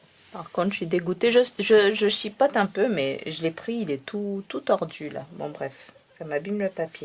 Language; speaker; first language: French; native; French